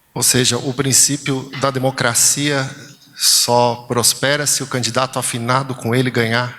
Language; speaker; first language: Portuguese; native; Portuguese